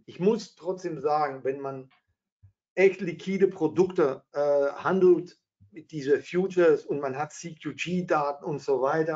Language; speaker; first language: German; non-native, fluent; Dutch